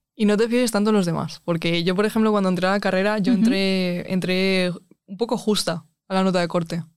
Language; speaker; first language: Spanish; native; Spanish